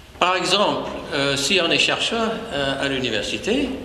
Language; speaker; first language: French; non-native, fluent; English